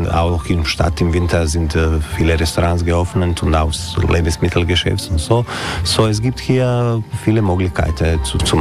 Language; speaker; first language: German; non-native, learner; Croatian